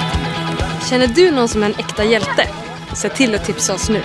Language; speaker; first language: Swedish; native; Swedish